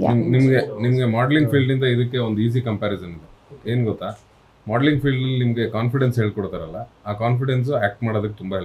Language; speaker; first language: Kannada; early bilingual, other home language; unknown